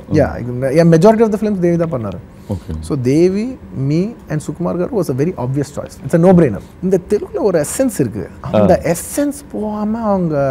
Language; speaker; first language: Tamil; non-native, local second language; Telugu